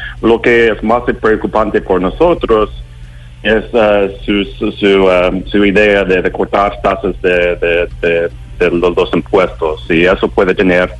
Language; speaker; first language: Spanish; non-native, learner; English